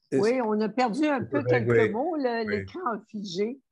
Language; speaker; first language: French; native; French